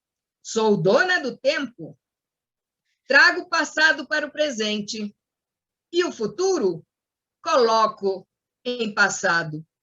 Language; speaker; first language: Portuguese; non-native, fluent; Spanish